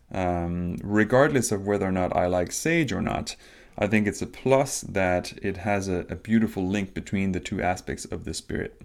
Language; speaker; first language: English; non-native, fluent; Danish